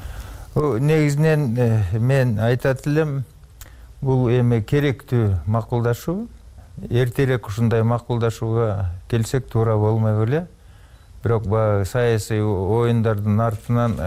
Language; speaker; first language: Kyrgyz; native; Kyrgyz